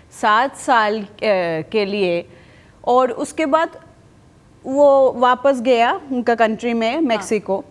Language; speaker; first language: Hindi; non-native, fluent; Spanish